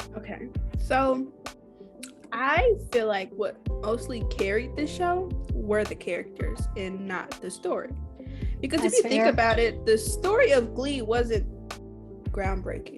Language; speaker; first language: English; native; English